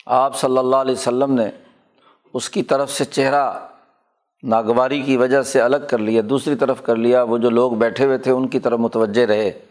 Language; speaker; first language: Urdu; non-native, local second language; Punjabi